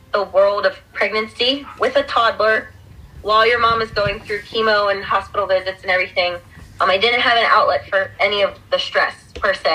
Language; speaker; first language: English; native; English